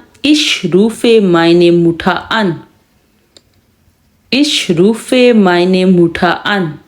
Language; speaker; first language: German; non-native, fluent; Urdu